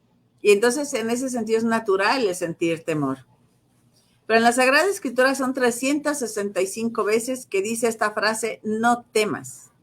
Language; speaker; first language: Spanish; native; Spanish